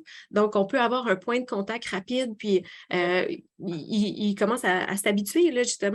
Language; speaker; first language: French; native; French